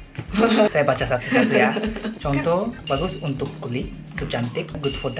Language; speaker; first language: Indonesian; non-native, learner; Japanese